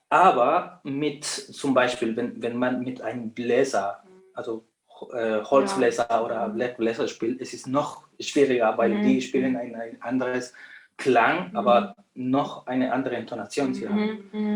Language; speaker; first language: German; non-native, fluent; Spanish